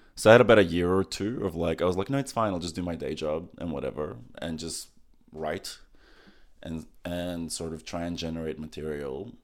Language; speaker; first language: English; early bilingual, other home language; Macedonian